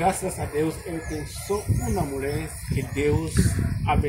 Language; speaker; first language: Portuguese; non-native, learner; Haitian Creole